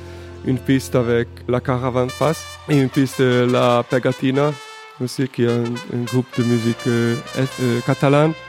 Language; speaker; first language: French; non-native, fluent; Hungarian